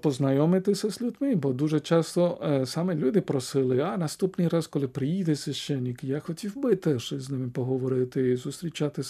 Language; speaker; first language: Ukrainian; non-native, fluent; Spanish